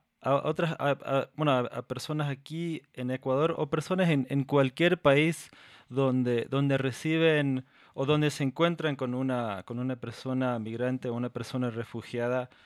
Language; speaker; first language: Spanish; non-native, fluent; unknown